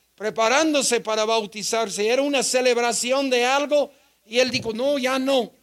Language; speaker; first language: Spanish; non-native, fluent; English